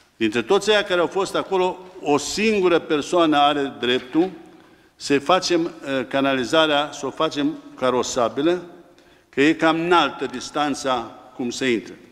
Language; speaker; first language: Romanian; native; Romanian